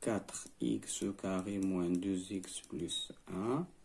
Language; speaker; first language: French; non-native, local second language; Arabic